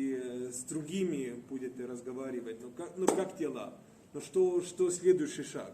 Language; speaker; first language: Russian; non-native, fluent; Estonian